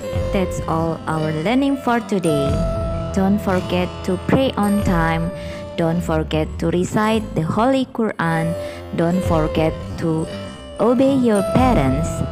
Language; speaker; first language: English; non-native, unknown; Indonesian